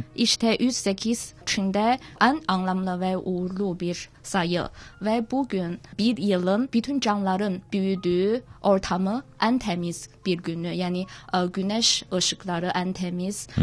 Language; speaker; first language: Turkish; non-native, fluent; Chinese